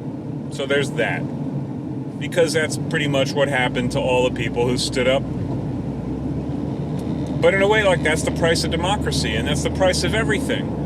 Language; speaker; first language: English; native; English